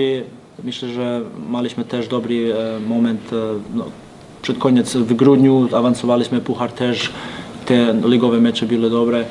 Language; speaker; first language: Polish; non-native, learner; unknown